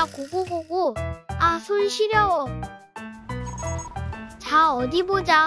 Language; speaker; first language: Korean; native; Korean